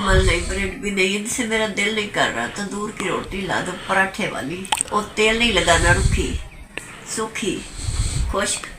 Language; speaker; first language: Urdu; non-native, local second language; Punjabi